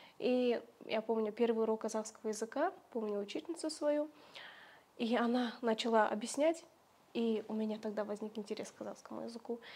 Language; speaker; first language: Russian; native; Russian